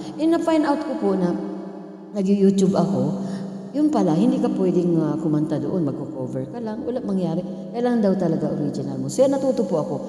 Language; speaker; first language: Filipino; non-native, local second language; Cebuano